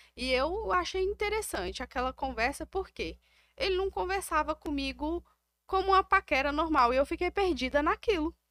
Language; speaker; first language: Portuguese; native; Portuguese